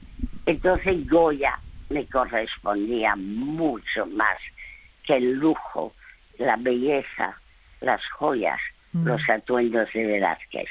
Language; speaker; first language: Spanish; early bilingual, other home language; French